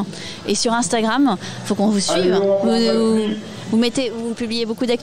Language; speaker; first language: French; native; French